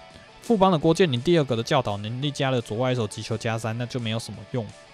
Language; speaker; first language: Chinese; native; Chinese